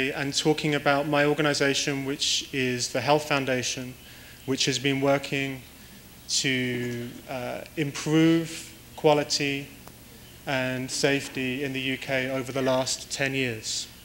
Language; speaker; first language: English; native; English